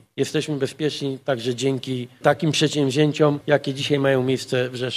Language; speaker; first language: Polish; native; Polish